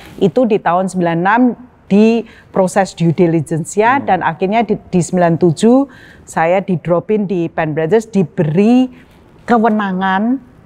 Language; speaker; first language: Indonesian; native; Indonesian